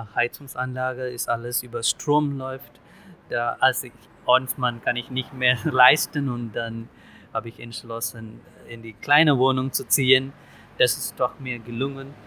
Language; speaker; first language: German; non-native, fluent; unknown